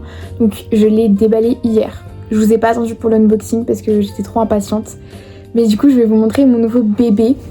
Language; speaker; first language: French; native; French